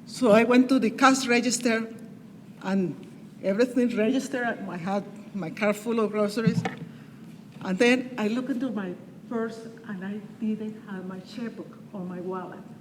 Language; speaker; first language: English; non-native, fluent; Spanish